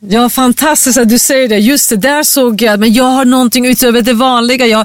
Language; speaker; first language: Swedish; non-native, fluent; Persian